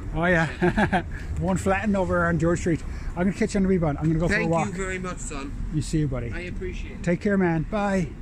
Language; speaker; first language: English; native; English